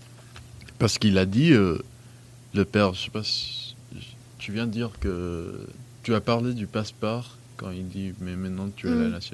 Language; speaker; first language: French; non-native, fluent; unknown